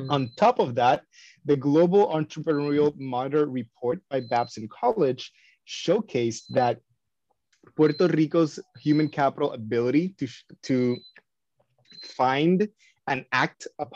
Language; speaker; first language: English; non-native, fluent; Spanish